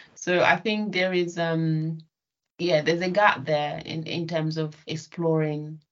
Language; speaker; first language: English; non-native, local second language; Yoruba